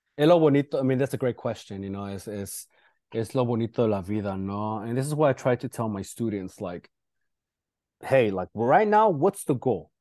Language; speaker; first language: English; early bilingual, other home language; Spanish